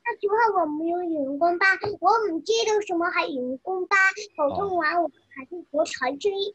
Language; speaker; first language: Chinese; early bilingual, other home language; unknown